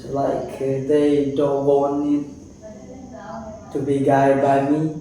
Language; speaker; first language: English; non-native, fluent; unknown